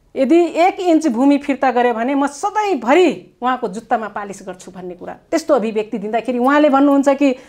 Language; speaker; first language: Nepali; non-native, local second language; Dangaura Tharu